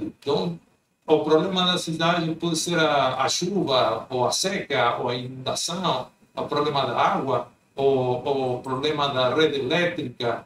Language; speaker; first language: Portuguese; non-native, fluent; Spanish